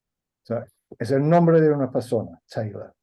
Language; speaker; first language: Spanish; non-native, fluent; English